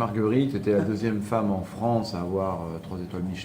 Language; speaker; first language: French; native; French